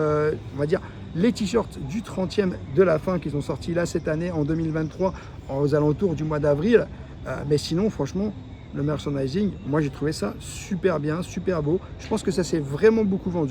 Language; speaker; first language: French; native; French